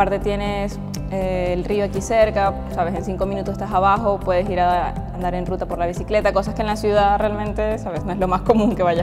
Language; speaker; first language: Spanish; native; Spanish